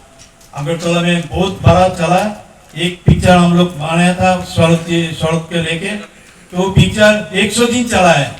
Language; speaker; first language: Hindi; non-native, local second language; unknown